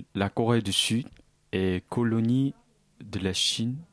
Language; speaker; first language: French; non-native, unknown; Korean